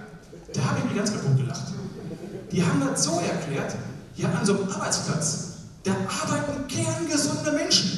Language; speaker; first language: German; native; German